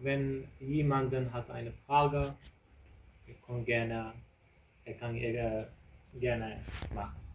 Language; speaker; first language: German; non-native, learner; Kurdish